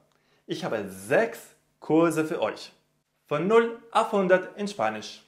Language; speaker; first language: German; non-native, fluent; Spanish